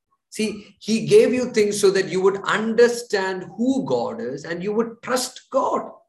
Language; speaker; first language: English; non-native, local second language; Malayalam